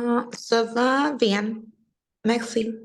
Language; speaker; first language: French; non-native, learner; English